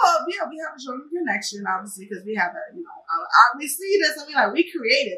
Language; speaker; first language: English; native; English